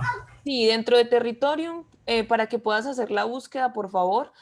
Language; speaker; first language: Spanish; native; Spanish